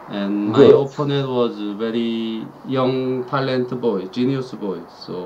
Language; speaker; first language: English; non-native, learner; Korean